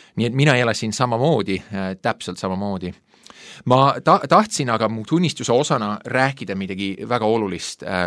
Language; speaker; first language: Estonian; non-native, fluent; English